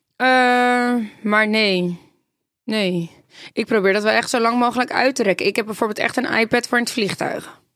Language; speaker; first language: Dutch; native; Dutch